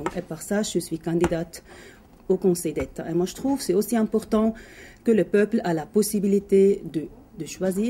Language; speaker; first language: French; non-native, local second language; German